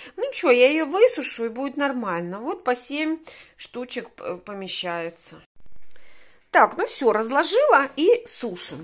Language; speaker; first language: Russian; native; Russian